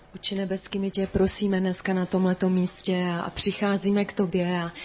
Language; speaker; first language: Czech; native; Czech